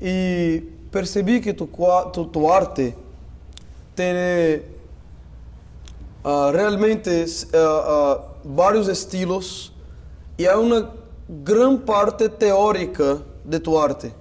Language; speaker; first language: Spanish; non-native, fluent; Portuguese